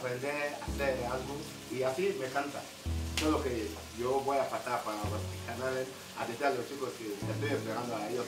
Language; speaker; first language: Spanish; non-native, learner; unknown